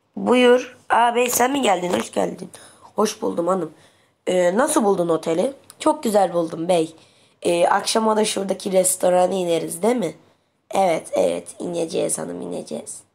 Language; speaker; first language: Turkish; native; Turkish